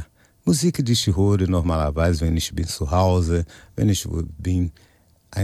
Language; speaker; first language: German; non-native, fluent; Portuguese